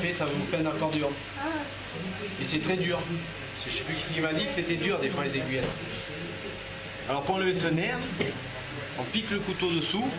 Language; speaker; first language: French; native; French